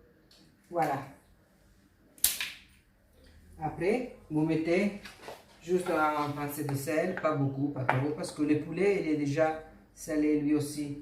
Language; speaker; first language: French; non-native, fluent; Italian